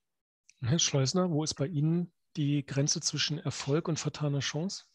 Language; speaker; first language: German; native; German